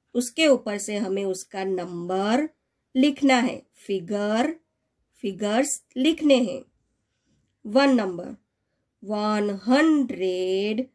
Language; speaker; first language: Hindi; non-native, local second language; Gujarati